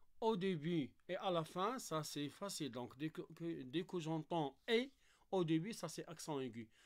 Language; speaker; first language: French; non-native, local second language; Arabic